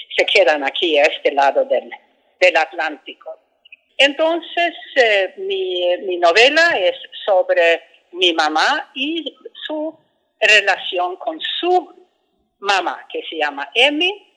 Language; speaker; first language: Spanish; non-native, fluent; Swedish